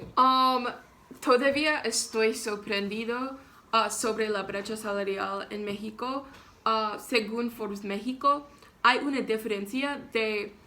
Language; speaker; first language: Spanish; non-native, learner; English